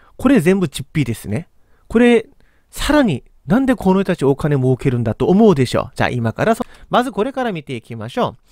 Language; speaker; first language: Japanese; non-native, fluent; Korean